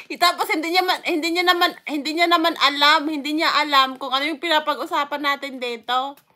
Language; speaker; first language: Filipino; non-native, local second language; Waray